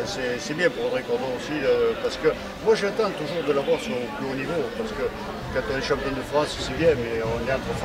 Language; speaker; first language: French; native; French